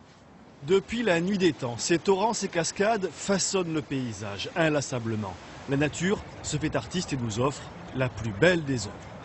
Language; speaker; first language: French; native; French